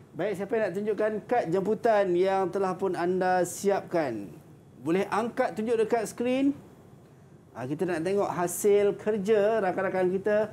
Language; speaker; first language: Malay; native; Malay